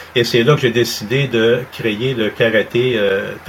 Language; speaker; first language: French; native; French